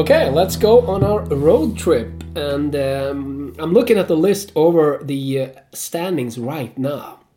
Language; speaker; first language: English; non-native, fluent; Swedish